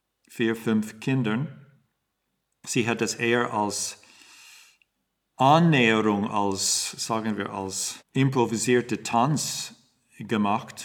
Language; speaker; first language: German; non-native, fluent; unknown